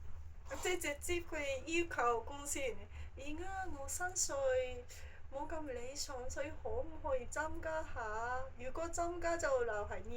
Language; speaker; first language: Cantonese; non-native, fluent; Japanese